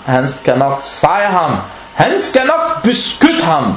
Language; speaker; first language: Danish; non-native, fluent; Arabic